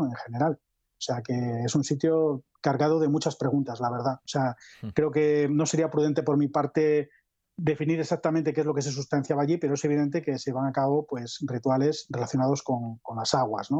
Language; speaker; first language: Spanish; native; Spanish